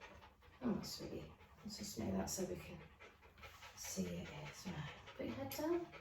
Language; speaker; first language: English; native; English